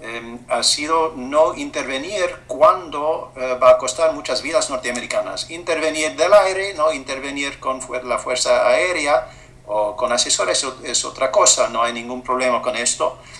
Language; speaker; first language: Spanish; non-native, fluent; English